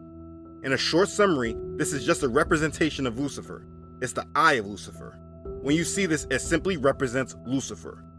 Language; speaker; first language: English; native; English